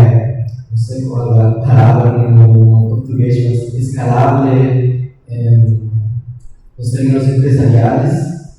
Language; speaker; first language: Portuguese; non-native, learner; Spanish